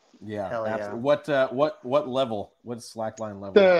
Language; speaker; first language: English; native; English